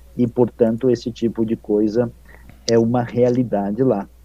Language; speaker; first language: Portuguese; non-native, fluent; Ukrainian